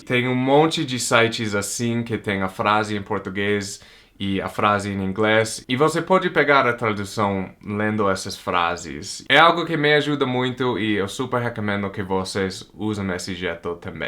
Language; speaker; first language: Portuguese; non-native, fluent; English